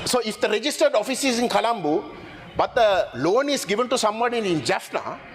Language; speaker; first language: English; non-native, local second language; Tamil